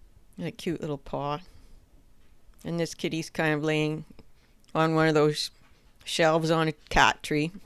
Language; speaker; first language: English; native; English